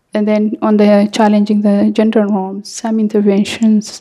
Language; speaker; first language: English; non-native, fluent; Amharic